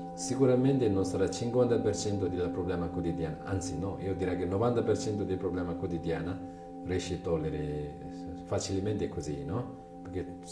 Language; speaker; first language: Italian; non-native, learner; Chinese